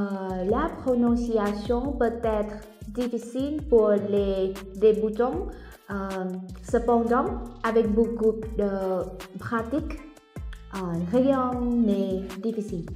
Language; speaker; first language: French; non-native, learner; Vietnamese